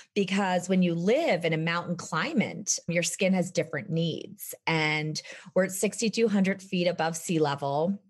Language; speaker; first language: English; native; English